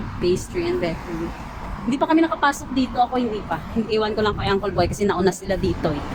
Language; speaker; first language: Filipino; native; Filipino